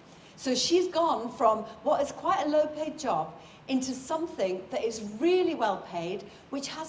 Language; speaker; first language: English; native; English